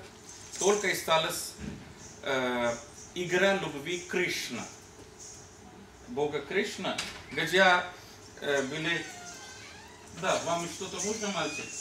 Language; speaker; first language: Russian; non-native, learner; Hindi